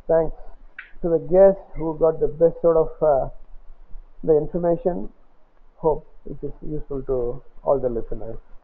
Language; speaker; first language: English; non-native, local second language; Tamil